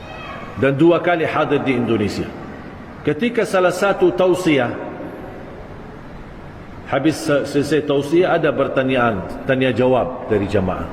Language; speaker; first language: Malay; non-native, fluent; Arabic